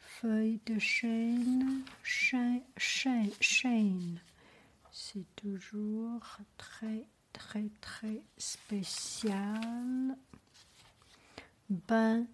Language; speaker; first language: French; non-native, learner; Chinese